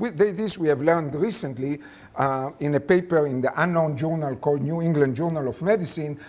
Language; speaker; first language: English; non-native, fluent; Hebrew